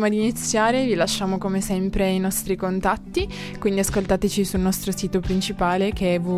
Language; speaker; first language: Italian; native; Italian